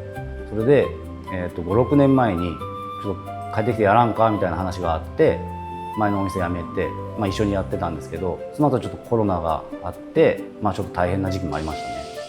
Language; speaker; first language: Japanese; native; Japanese